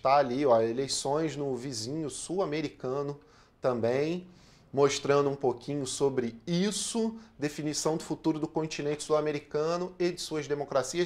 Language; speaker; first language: Portuguese; native; Portuguese